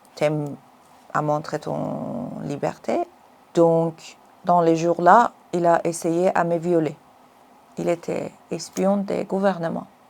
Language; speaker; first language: French; non-native, learner; Persian